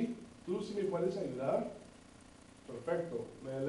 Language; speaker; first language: Spanish; non-native, fluent; English